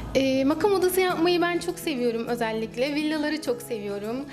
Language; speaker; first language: Turkish; native; Turkish